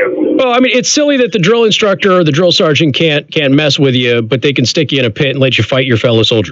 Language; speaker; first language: English; native; English